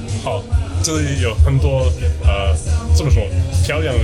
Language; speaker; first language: Chinese; non-native, learner; English